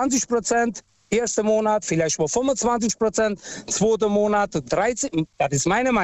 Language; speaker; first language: German; non-native, fluent; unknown